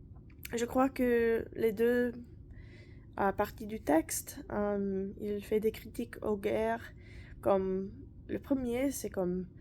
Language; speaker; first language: French; non-native, learner; English